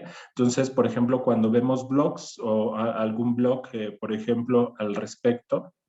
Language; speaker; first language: Spanish; native; Spanish